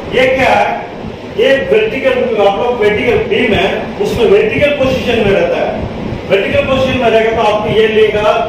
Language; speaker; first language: Hindi; non-native, local second language; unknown